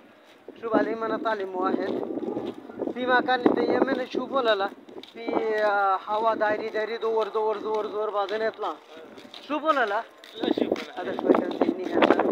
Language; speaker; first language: Arabic; non-native, learner; Bangla